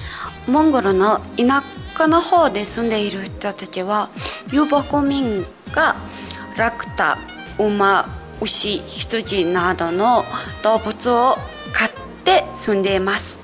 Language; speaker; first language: Japanese; non-native, fluent; Mongolian